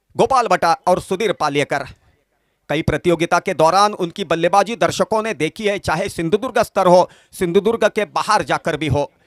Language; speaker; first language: Hindi; non-native, local second language; Marathi